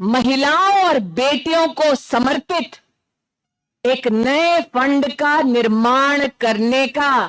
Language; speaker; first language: Hindi; non-native, local second language; Gujarati